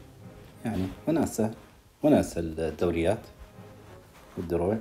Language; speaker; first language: Arabic; native; Arabic